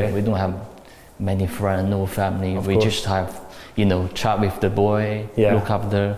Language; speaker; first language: English; non-native, learner; Chinese